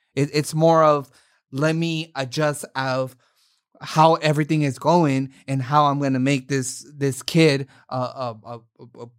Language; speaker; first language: English; native; English